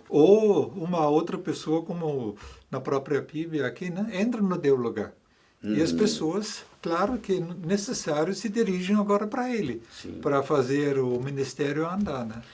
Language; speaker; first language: Portuguese; non-native, fluent; German